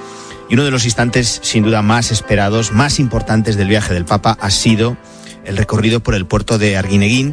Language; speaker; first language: Spanish; native; Spanish